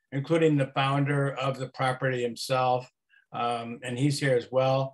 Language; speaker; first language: English; native; English